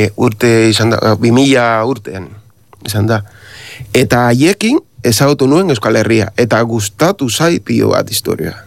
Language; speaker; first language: Basque; non-native, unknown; Spanish